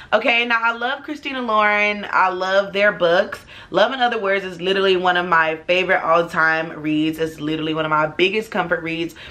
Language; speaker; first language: English; native; English